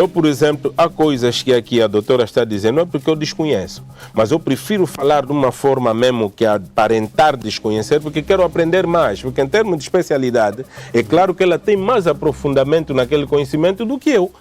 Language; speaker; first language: Portuguese; native; Portuguese